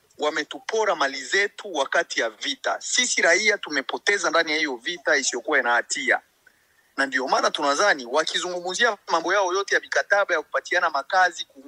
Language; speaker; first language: Swahili; native; Swahili